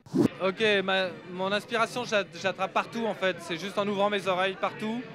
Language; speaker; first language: French; native; French